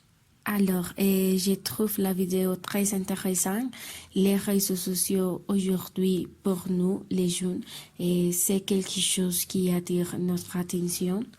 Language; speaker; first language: French; non-native, learner; Spanish